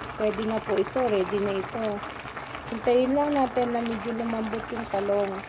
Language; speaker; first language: Filipino; non-native, local second language; Iloko